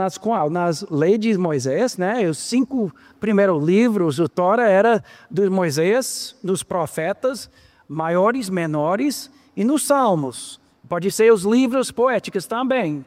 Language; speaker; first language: Portuguese; non-native, fluent; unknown